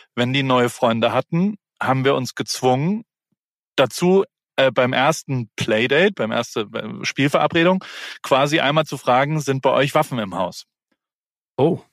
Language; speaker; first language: German; native; German